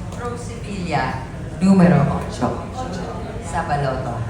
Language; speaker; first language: Filipino; native; Filipino